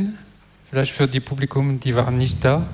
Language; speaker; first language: German; non-native, learner; French